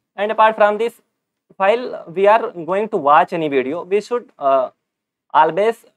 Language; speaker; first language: English; non-native, local second language; Hindi